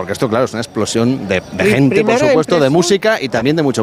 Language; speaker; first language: Spanish; native; Spanish